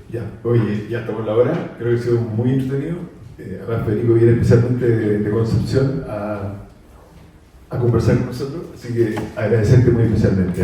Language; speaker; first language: Spanish; native; Spanish